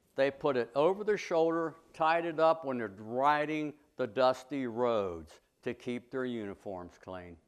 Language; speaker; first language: English; native; English